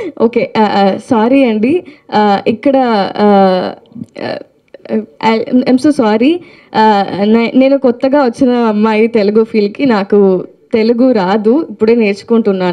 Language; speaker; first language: Telugu; non-native, learner; Tamil